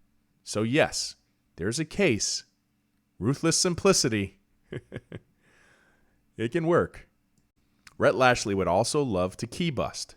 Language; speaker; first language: English; native; English